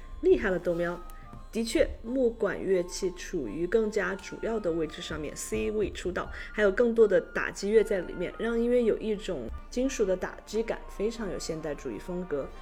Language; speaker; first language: Chinese; native; Chinese